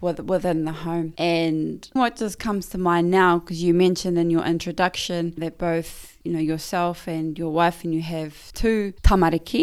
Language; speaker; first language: English; native; English